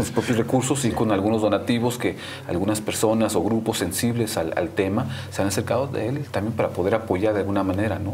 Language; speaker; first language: Spanish; native; Spanish